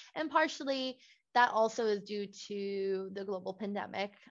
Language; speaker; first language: English; non-native, fluent; Spanish